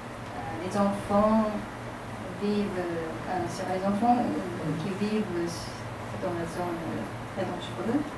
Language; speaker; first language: French; non-native, learner; Japanese